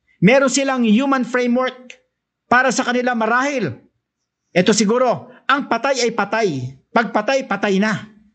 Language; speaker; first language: Filipino; non-native, local second language; Cebuano